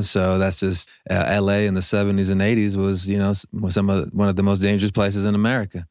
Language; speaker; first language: English; early bilingual, other home language; Spanish